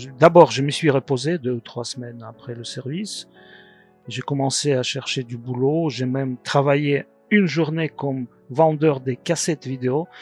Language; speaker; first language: French; non-native, fluent; Russian